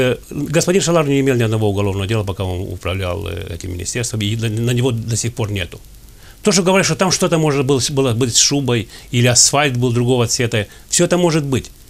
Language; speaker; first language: Russian; non-native, fluent; Romanian